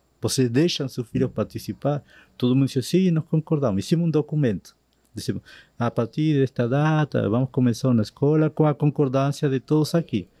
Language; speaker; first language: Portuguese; non-native, fluent; Spanish